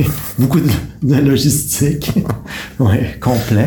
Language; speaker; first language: French; native; French